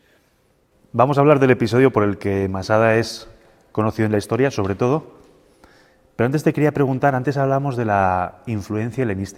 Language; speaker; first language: Spanish; native; Spanish